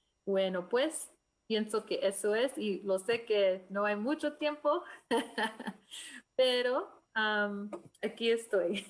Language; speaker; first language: Spanish; non-native, fluent; English